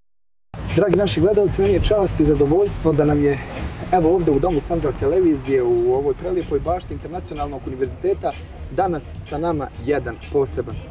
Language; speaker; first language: Serbian; native; Serbian